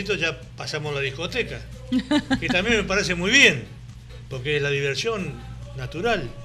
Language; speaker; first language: Spanish; native; Spanish